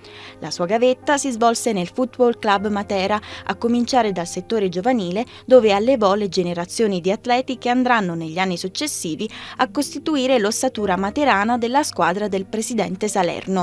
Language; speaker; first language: Italian; native; Italian